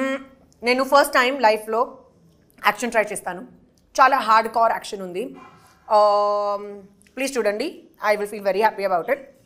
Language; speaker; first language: Telugu; non-native, learner; Hindi